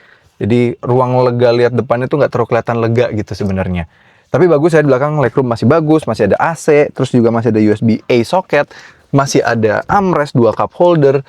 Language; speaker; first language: Indonesian; native; Indonesian